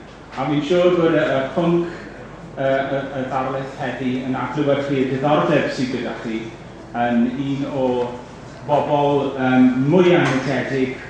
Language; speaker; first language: Welsh; native; Welsh